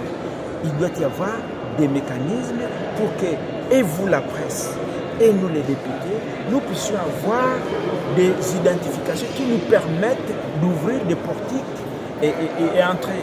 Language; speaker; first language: French; non-native, local second language; Swahili